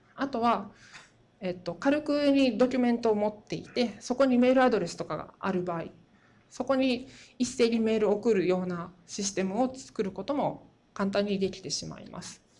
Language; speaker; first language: Japanese; native; Japanese